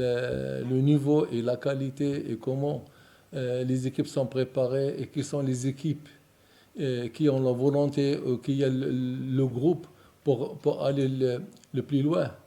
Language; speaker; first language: French; non-native, local second language; Arabic